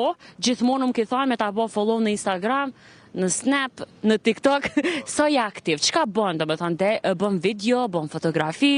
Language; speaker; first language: Albanian; native; Albanian